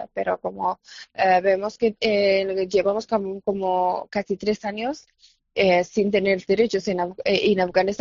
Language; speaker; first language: Spanish; non-native, fluent; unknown